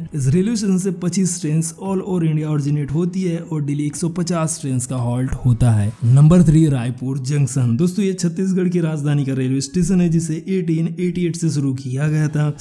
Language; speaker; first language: Hindi; non-native, local second language; Marathi